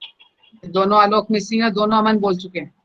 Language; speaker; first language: Hindi; native; Hindi